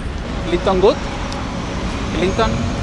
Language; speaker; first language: English; non-native, learner; Spanish